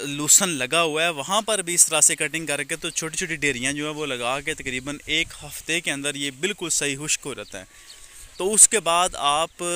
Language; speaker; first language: Urdu; non-native, local second language; Punjabi